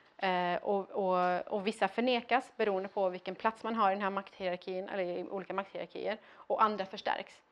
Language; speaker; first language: Swedish; early bilingual, other home language; Persian